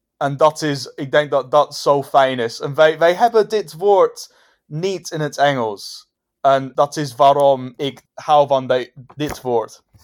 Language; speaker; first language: Dutch; non-native, fluent; English